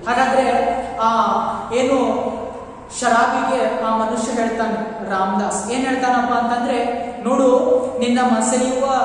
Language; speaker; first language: Kannada; native; Kannada